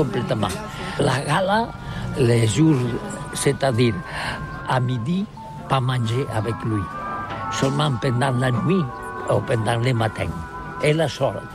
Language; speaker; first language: French; non-native, learner; Catalan